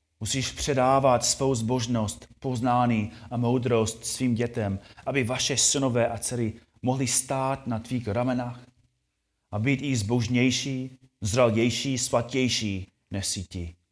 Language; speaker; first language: Czech; non-native, fluent; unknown